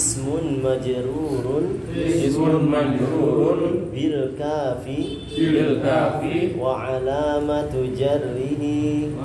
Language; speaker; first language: Arabic; non-native, fluent; Indonesian